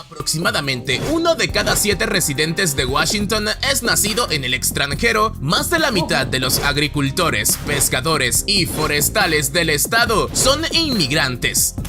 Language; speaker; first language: Spanish; native; Spanish